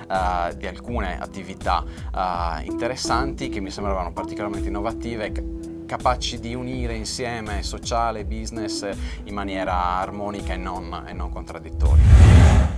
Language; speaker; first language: Italian; native; Italian